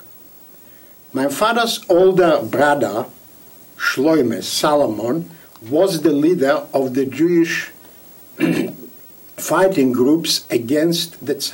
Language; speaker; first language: English; non-native, fluent; Yiddish